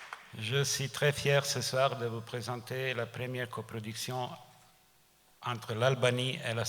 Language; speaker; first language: French; non-native, fluent; Serbian